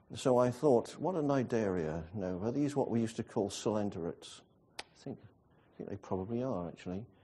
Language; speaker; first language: English; native; English